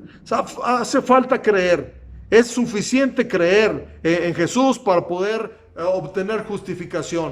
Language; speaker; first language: Spanish; native; Spanish